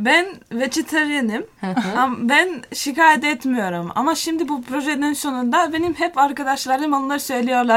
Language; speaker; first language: Turkish; non-native, learner; Finnish